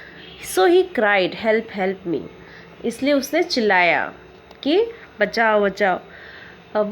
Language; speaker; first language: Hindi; native; Hindi